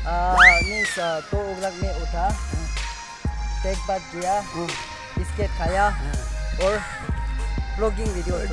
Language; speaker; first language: Hindi; non-native, local second language; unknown